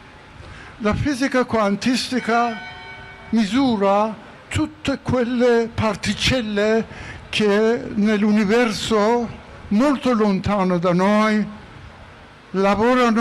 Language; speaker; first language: Italian; non-native, fluent; Persian